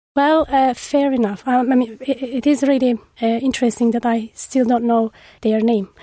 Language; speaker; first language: English; non-native, fluent; Turkish